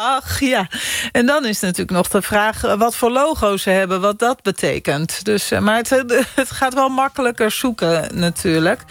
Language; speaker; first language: Dutch; native; Dutch